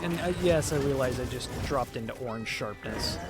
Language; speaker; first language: English; native; English